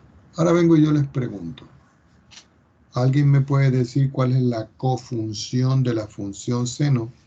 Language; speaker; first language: Spanish; native; Spanish